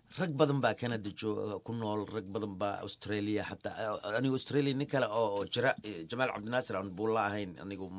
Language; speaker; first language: Somali; native; Somali